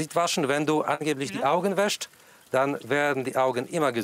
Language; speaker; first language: German; non-native, learner; Polish